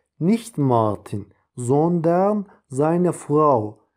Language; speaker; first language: German; non-native, fluent; Turkish